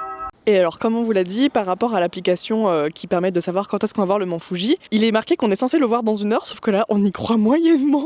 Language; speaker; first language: French; native; French